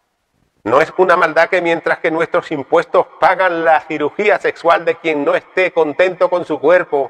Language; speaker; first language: Spanish; native; Spanish